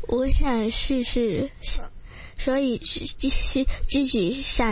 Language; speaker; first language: Chinese; non-native, local second language; Cantonese